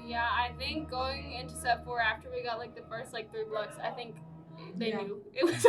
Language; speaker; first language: English; native; English